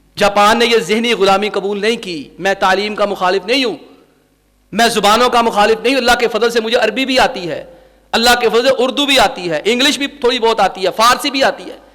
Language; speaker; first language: Urdu; non-native, local second language; Punjabi